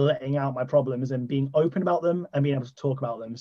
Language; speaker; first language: English; native; English